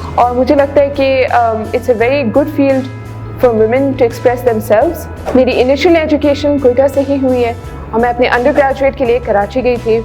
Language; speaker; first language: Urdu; non-native, local second language; Pashto